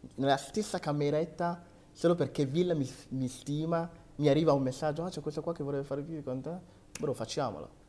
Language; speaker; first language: Italian; early bilingual, other home language; Akan